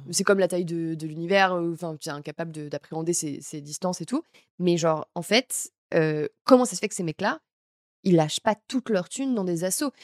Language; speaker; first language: French; native; French